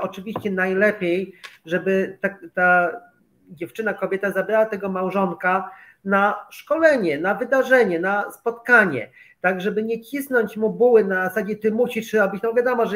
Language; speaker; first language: Polish; native; Polish